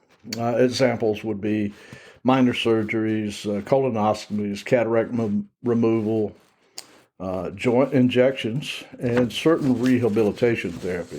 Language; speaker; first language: English; native; English